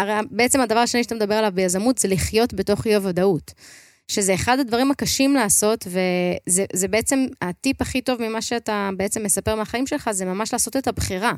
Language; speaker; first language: Hebrew; native; Hebrew